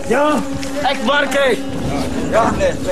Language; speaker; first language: Dutch; non-native, learner; Indonesian